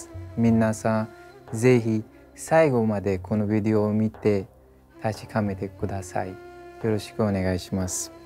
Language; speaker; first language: Japanese; non-native, learner; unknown